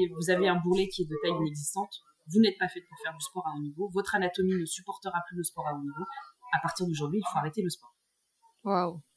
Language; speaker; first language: French; native; French